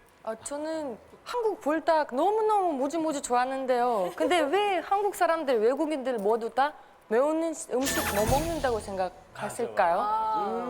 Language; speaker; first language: Korean; non-native, fluent; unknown